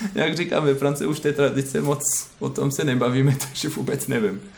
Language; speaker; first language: Czech; non-native, fluent; French